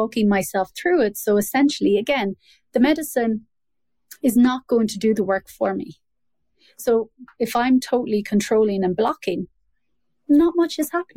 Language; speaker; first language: English; native; English